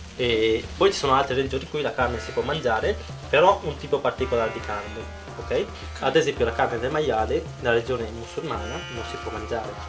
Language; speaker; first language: Italian; non-native, fluent; Punjabi